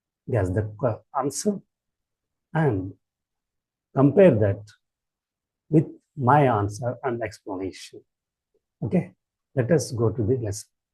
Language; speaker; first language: English; non-native, local second language; Telugu